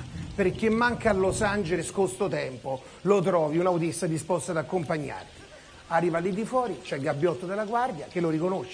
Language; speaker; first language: Italian; native; Italian